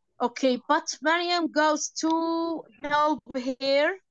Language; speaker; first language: English; non-native, learner; Arabic